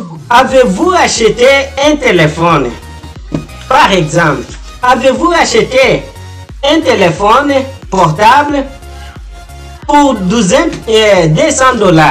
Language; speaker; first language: French; non-native, learner; Portuguese